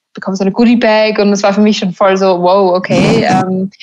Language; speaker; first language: German; native; German